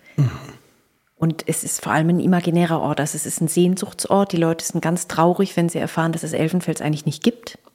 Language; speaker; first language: German; native; German